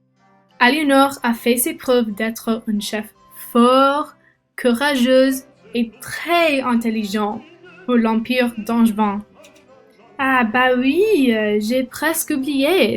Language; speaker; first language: French; non-native, learner; English